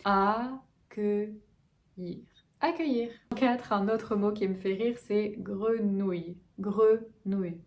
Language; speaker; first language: French; native; French